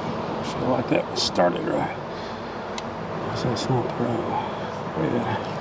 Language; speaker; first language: English; native; English